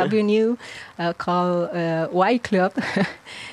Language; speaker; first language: English; non-native, learner; Spanish